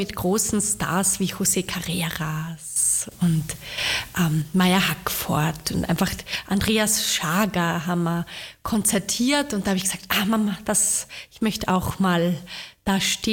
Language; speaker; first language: German; native; German